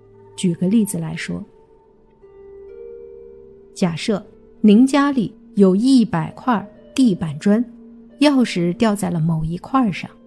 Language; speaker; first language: Chinese; native; Chinese